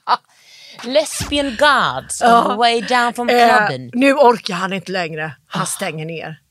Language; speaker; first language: Swedish; native; Swedish